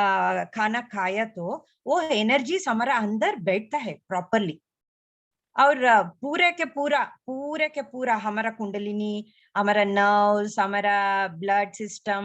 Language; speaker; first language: Hindi; non-native, local second language; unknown